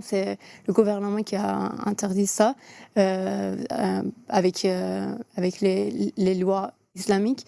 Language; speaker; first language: French; non-native, fluent; Persian